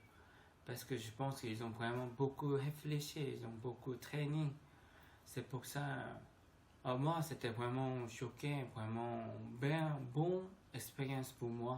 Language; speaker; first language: French; non-native, learner; Korean